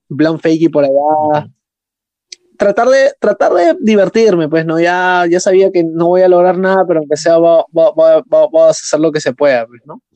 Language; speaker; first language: Spanish; native; Spanish